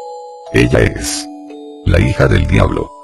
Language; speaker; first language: Spanish; native; Spanish